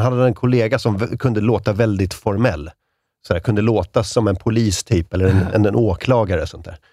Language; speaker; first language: Swedish; native; Swedish